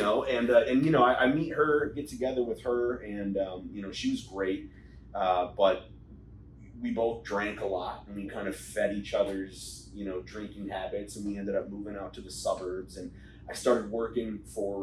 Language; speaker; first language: English; native; English